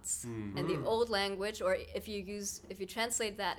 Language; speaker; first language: English; non-native, fluent; German